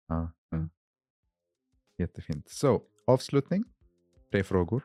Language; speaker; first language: Swedish; non-native, fluent; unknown